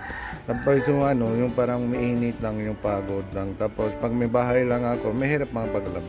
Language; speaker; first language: Filipino; non-native, learner; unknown